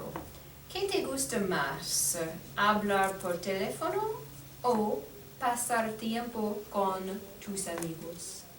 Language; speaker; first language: Spanish; non-native, fluent; English